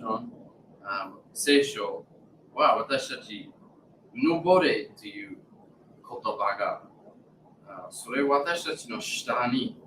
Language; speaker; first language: Japanese; non-native, learner; English